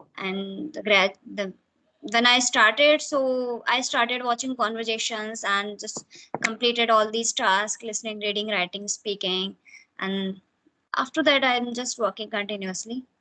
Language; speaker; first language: English; non-native, fluent; Hindi